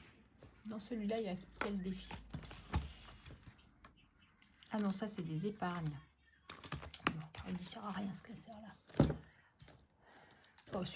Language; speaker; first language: French; native; French